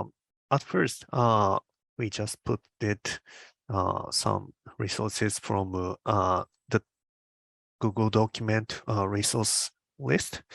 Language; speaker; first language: English; non-native, learner; Japanese